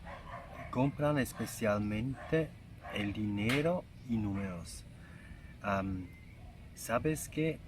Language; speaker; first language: Spanish; non-native, learner; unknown